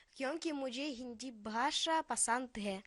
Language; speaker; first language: Hindi; non-native, learner; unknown